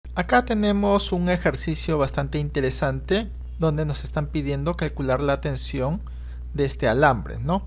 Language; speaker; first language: Spanish; native; Spanish